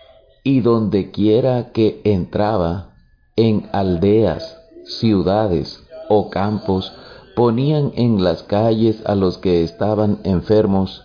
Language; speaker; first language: Spanish; native; Spanish